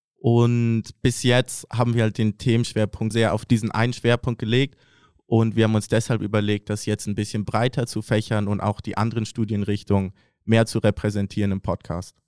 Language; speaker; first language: German; native; German